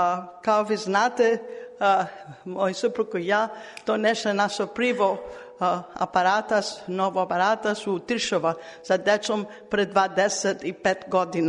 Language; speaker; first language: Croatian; non-native, learner; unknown